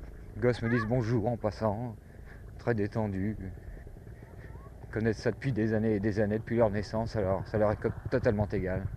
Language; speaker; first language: French; native; French